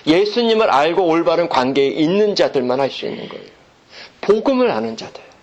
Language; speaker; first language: Korean; native; Korean